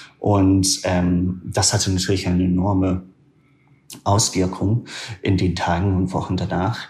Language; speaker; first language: German; non-native, fluent; English